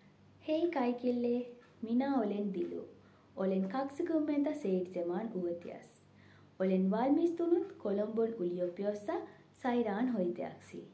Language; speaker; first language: Finnish; non-native, learner; Sinhala